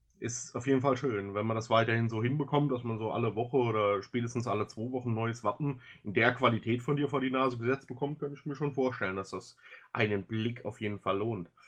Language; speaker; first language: German; native; German